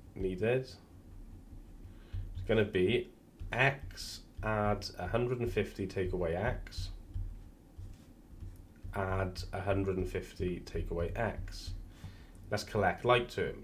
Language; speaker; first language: English; native; English